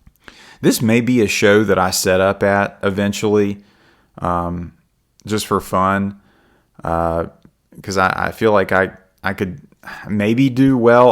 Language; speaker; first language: English; native; English